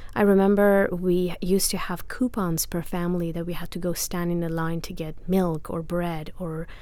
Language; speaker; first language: English; non-native, fluent; Persian